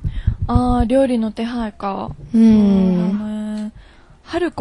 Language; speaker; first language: Japanese; native; Japanese